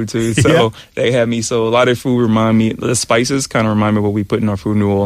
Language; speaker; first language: English; native; English